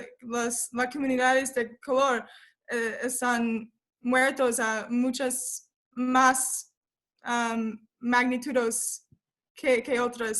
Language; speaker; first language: Spanish; non-native, learner; English